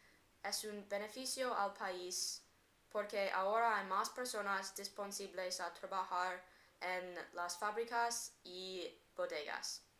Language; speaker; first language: Spanish; non-native, learner; English